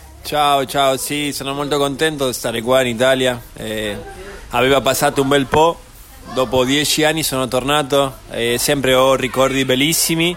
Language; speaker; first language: Italian; non-native, fluent; Spanish